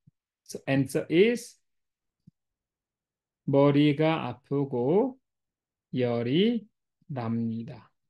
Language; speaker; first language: Korean; non-native, fluent; English